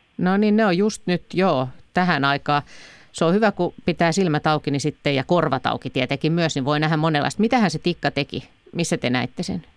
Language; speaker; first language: Finnish; native; Finnish